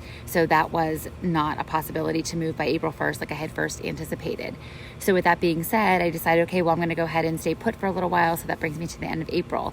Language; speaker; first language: English; native; English